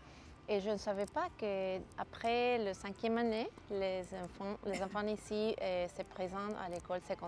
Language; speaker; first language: French; non-native, fluent; Spanish